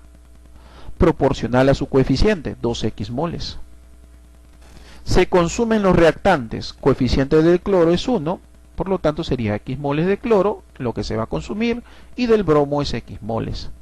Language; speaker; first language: Spanish; native; Spanish